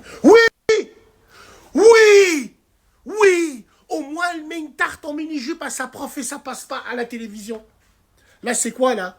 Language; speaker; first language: French; native; French